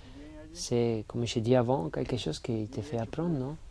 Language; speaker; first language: French; non-native, fluent; Spanish